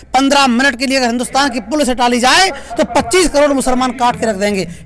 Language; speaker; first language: Hindi; native; Hindi